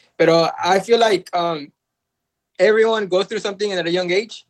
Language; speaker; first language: Spanish; early bilingual, heritage; Spanish